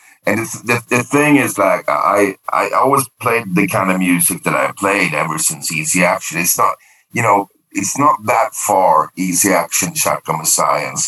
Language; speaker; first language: English; non-native, fluent; Swedish